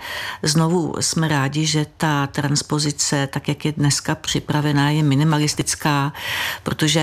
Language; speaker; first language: Czech; native; Czech